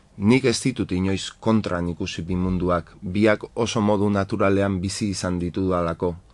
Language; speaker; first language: Basque; non-native, local second language; Spanish